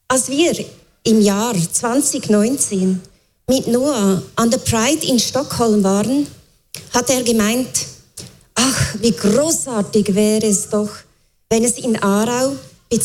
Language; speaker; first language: German; native; German